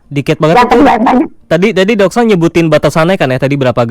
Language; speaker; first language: Indonesian; native; Indonesian